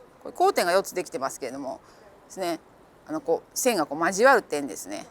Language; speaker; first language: Japanese; native; Japanese